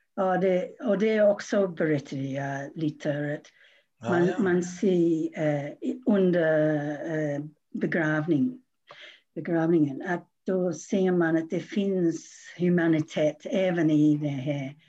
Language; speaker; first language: Swedish; non-native, fluent; English